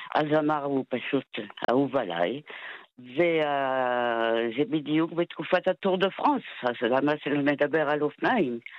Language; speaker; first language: Hebrew; non-native, fluent; French